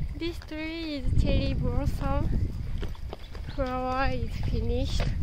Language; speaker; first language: English; non-native, learner; Japanese